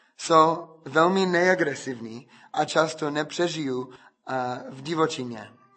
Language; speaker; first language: Czech; non-native, fluent; English